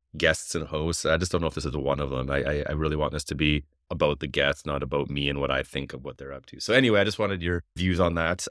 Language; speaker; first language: English; native; English